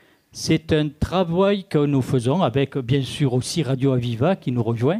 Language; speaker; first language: French; native; French